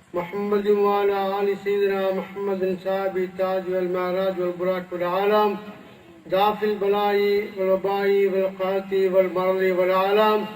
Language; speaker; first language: Arabic; non-native, fluent; Tamil